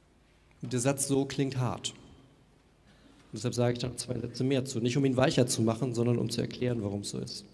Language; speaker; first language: German; native; German